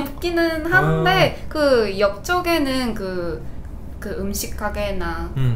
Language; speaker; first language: Korean; non-native, fluent; Japanese